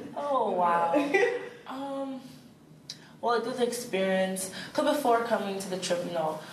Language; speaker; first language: English; native; English